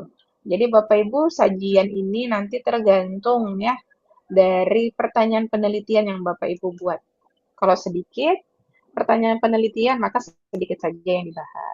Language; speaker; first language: Indonesian; native; Indonesian